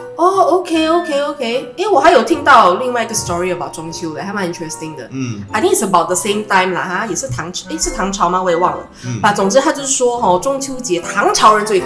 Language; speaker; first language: Chinese; native; Chinese